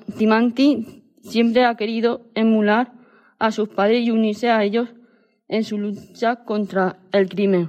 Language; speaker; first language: Spanish; native; Spanish